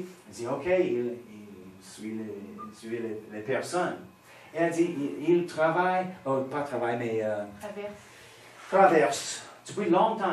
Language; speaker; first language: French; non-native, fluent; English